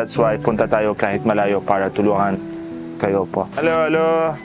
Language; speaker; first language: Filipino; non-native, learner; Arabic